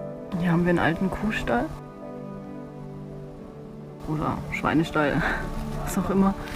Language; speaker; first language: German; native; German